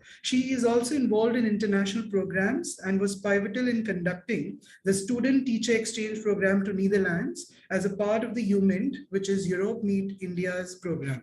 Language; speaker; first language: English; non-native, local second language; Hindi